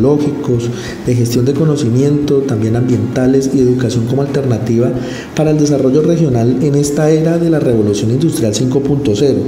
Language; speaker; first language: Spanish; native; Spanish